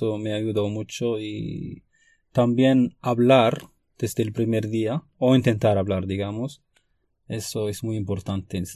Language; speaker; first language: Spanish; non-native, fluent; Arabic